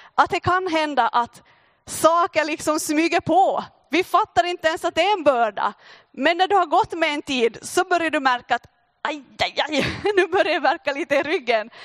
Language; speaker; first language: Swedish; native; Swedish